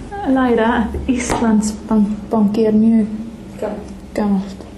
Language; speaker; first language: Icelandic; non-native, learner; English